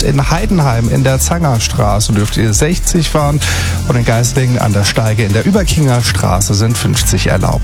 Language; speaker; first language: German; native; German